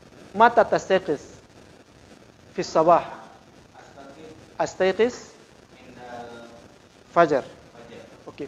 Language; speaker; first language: Arabic; non-native, fluent; Indonesian